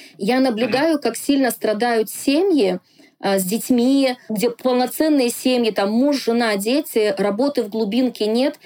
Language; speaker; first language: Russian; non-native, local second language; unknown